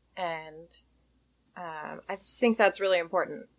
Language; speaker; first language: English; native; English